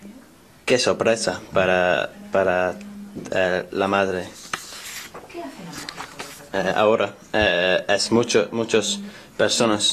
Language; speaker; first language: Spanish; non-native, learner; English